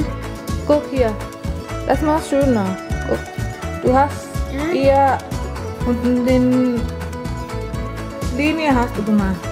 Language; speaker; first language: German; non-native, learner; Indonesian